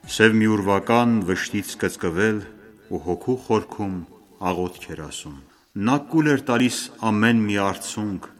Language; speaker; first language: Armenian; early bilingual, heritage; Armenian